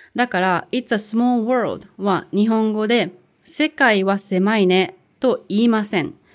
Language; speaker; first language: Japanese; native; Japanese